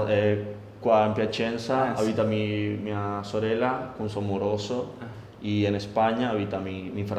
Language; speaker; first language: Italian; non-native, learner; Spanish